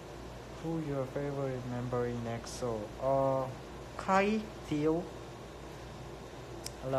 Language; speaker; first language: English; non-native, learner; Korean